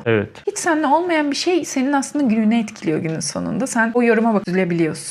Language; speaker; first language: Turkish; native; Turkish